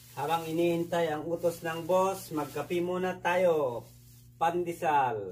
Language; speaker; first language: Filipino; native; Filipino